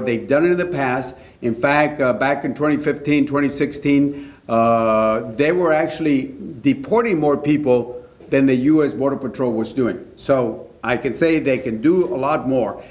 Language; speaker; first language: English; early bilingual, other home language; Spanish